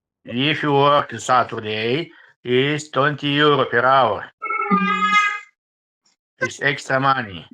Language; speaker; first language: English; non-native, learner; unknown